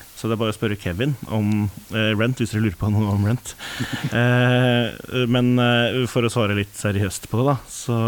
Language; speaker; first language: Norwegian; native; Norwegian